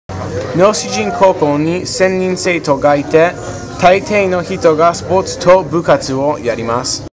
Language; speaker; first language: Japanese; non-native, learner; English